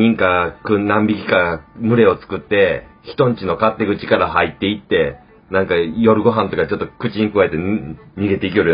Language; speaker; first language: Japanese; native; Japanese